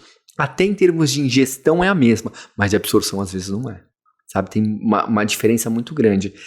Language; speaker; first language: Portuguese; native; Portuguese